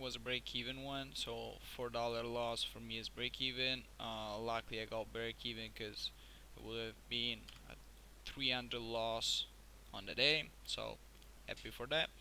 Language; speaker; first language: English; non-native, fluent; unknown